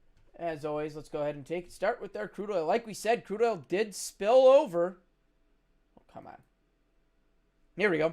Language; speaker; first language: English; native; English